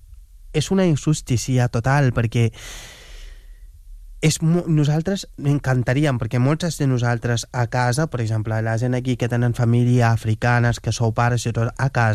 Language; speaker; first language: Catalan; non-native, fluent; Wolof